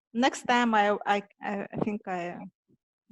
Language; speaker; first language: English; non-native, learner; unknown